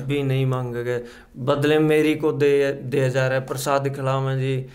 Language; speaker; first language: Hindi; native; Hindi